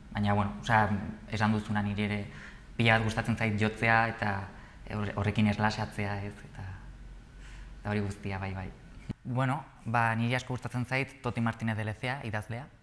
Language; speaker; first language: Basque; non-native, local second language; Spanish